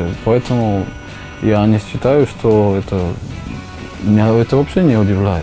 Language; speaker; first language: Russian; non-native, learner; Slovak